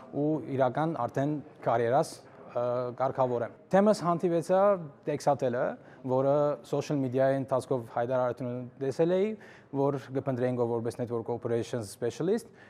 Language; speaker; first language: Armenian; early bilingual, heritage; Armenian